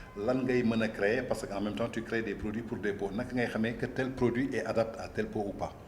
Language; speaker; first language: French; non-native, local second language; Wolof